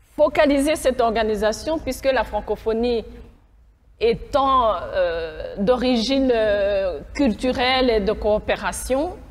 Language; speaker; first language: French; non-native, local second language; Kinyarwanda